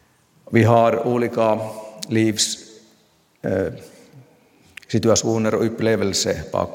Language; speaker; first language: Swedish; non-native, local second language; Finnish